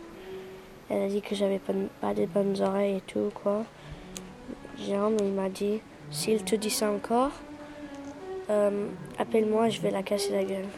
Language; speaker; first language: French; early bilingual, other home language; Spanish